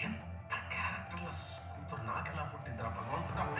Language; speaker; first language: Telugu; native; Telugu